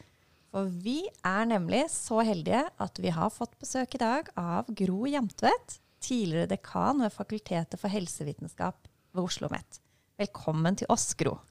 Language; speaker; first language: Norwegian; native; Norwegian